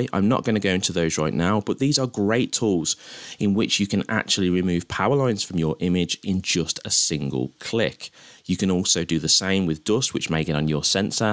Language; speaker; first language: English; native; English